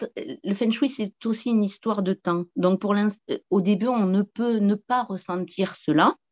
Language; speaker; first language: French; native; French